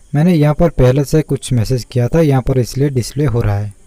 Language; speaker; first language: Hindi; native; Hindi